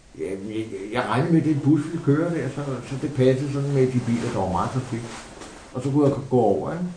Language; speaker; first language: Danish; native; Danish